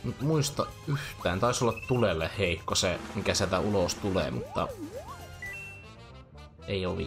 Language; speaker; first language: Finnish; native; Finnish